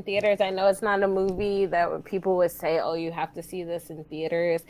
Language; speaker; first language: English; native; English